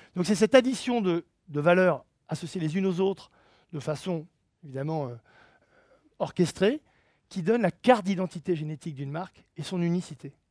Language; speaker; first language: French; native; French